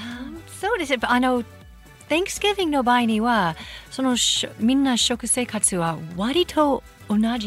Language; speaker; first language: Japanese; non-native, fluent; English